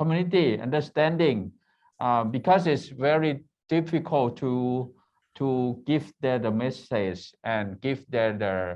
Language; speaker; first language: English; non-native, learner; Thai